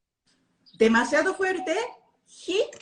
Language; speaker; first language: Spanish; non-native, learner; Japanese